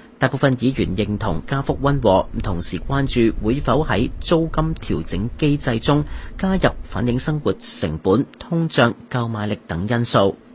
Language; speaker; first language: Chinese; non-native, local second language; Cantonese